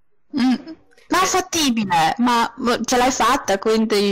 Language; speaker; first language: Italian; non-native, fluent; Polish